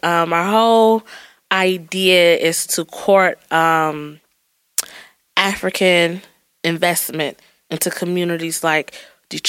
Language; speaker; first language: English; native; English